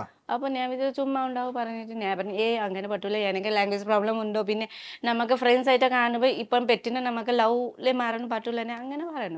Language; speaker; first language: Malayalam; non-native, learner; Nepali